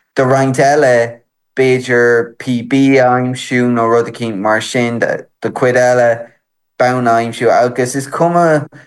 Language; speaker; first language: Irish; non-native, local second language; English